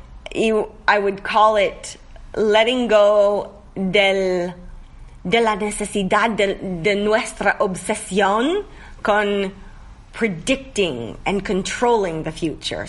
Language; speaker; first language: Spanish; non-native, learner; English